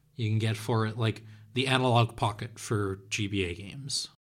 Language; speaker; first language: English; non-native, fluent; Dutch